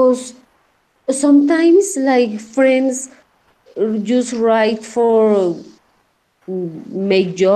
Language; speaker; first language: English; non-native, learner; Spanish